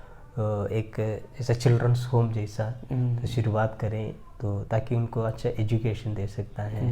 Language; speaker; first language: Hindi; non-native, local second language; Malayalam